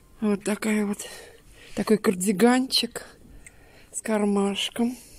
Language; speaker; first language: Russian; native; Russian